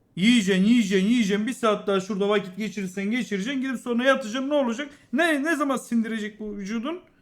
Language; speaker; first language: Turkish; native; Turkish